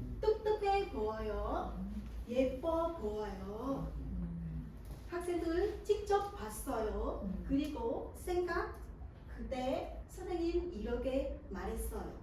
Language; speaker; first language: Korean; non-native, fluent; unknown